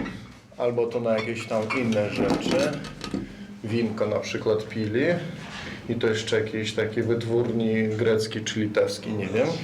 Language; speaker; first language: Polish; non-native, fluent; Belarusian